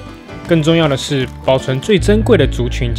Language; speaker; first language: Chinese; native; Chinese